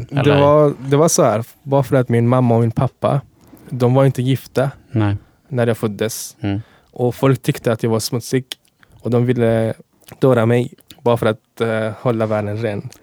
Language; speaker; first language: Swedish; non-native, fluent; Persian